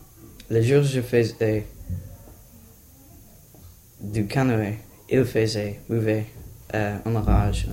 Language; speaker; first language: French; non-native, learner; English